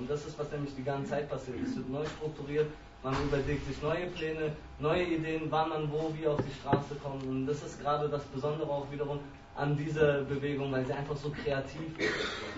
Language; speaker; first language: German; native; German